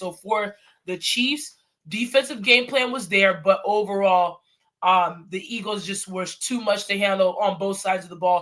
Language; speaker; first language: English; native; English